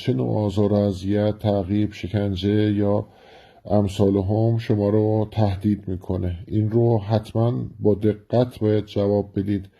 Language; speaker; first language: Persian; native; Persian